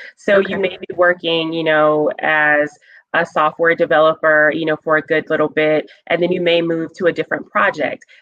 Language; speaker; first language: English; native; English